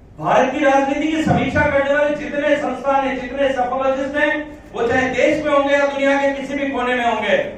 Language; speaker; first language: Hindi; native; Hindi